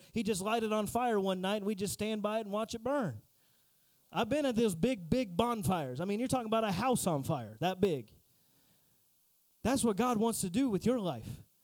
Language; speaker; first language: English; native; English